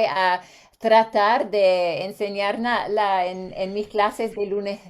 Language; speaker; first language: Spanish; non-native, learner; English